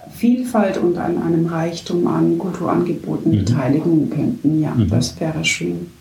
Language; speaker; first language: German; native; German